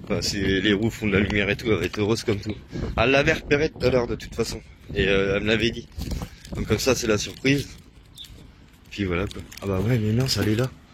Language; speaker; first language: French; native; French